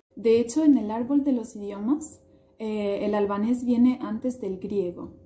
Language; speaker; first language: Spanish; non-native, fluent; Albanian